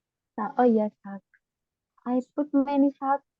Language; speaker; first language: English; non-native, learner; Indonesian